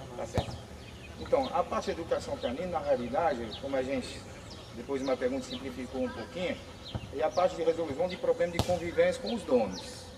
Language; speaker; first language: Portuguese; non-native, fluent; French